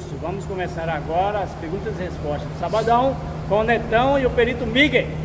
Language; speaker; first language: Portuguese; native; Portuguese